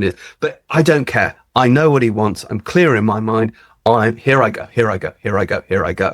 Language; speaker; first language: English; native; English